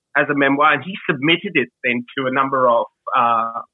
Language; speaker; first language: English; early bilingual, other home language; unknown